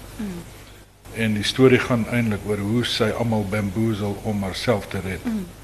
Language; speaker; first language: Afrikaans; native; Afrikaans